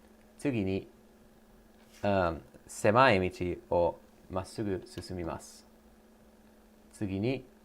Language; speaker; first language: Japanese; non-native, learner; English